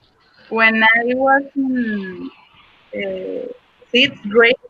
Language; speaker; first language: English; non-native, learner; Spanish